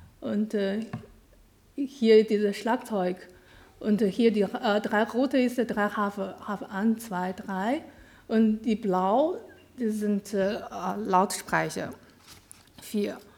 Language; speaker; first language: German; non-native, learner; Chinese